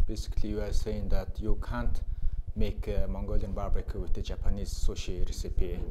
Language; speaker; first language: English; non-native, fluent; Mongolian